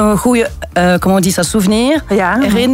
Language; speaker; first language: Dutch; non-native, local second language; French